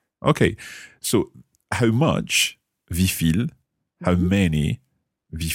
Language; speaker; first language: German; non-native, learner; English